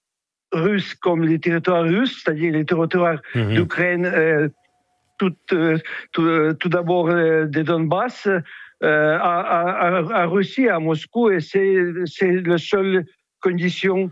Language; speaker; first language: French; non-native, fluent; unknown